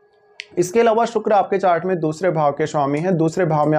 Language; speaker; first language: Hindi; native; Hindi